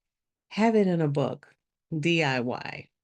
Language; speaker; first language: English; native; English